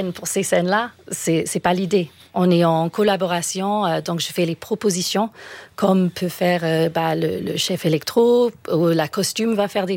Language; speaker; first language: French; non-native, fluent; English